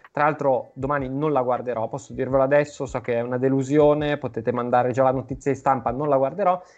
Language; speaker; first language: Italian; native; Italian